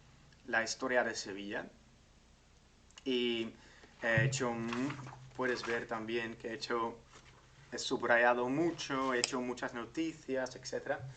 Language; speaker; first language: Spanish; non-native, fluent; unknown